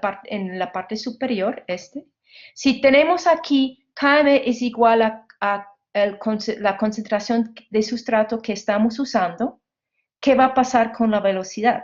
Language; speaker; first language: Spanish; non-native, fluent; English